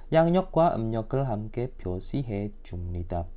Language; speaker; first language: Korean; non-native, fluent; Indonesian